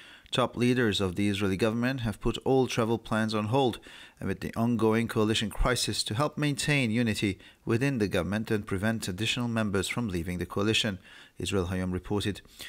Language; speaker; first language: English; non-native, fluent; Hungarian